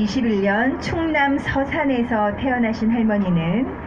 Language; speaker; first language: Korean; native; Korean